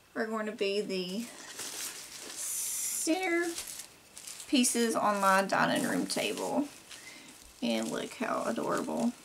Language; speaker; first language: English; native; English